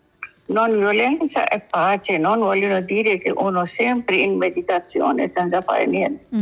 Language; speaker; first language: Italian; non-native, learner; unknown